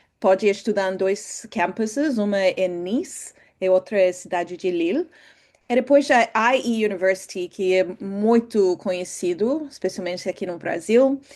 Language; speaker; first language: Portuguese; non-native, fluent; English